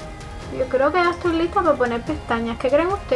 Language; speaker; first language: Spanish; native; Spanish